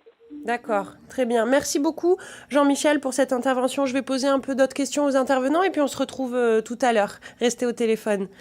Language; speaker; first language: French; native; French